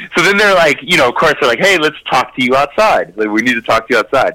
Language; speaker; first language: English; native; English